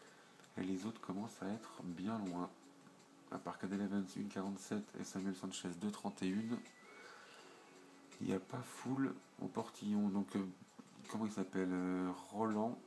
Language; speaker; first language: French; native; French